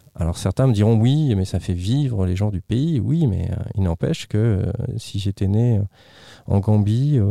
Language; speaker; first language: French; native; French